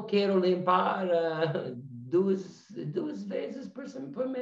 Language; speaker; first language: Portuguese; non-native, learner; English